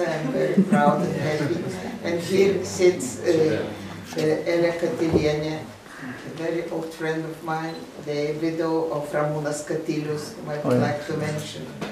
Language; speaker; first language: English; non-native, fluent; Lithuanian